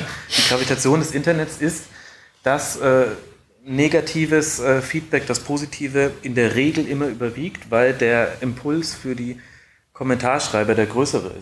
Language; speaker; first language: German; native; German